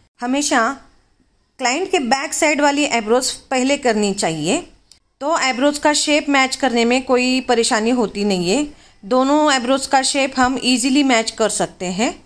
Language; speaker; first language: Hindi; non-native, local second language; Marathi